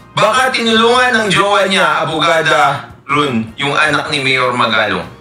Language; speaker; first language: Filipino; native; Filipino